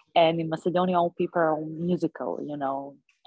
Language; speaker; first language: English; non-native, fluent; Serbian